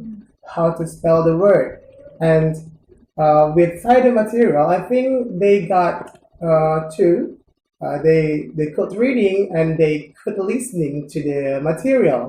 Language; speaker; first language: English; non-native, learner; Indonesian